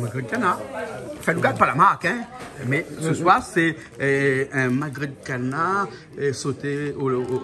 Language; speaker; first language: French; native; French